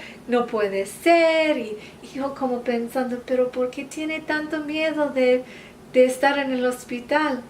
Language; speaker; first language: Spanish; non-native, fluent; English